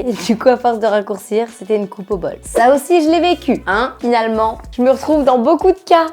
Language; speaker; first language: French; native; French